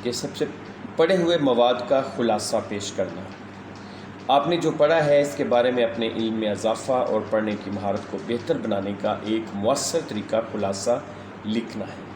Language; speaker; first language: Urdu; native; Urdu